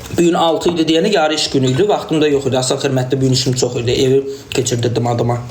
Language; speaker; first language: Azerbaijani; native; Azerbaijani